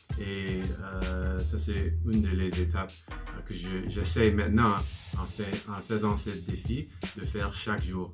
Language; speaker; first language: French; non-native, learner; English